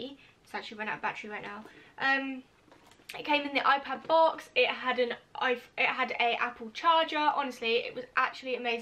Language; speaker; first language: English; native; English